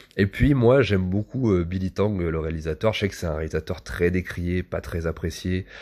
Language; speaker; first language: French; native; French